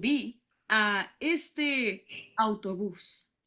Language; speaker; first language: Spanish; non-native, learner; English